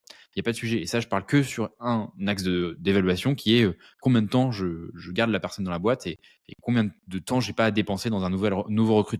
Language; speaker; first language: French; native; French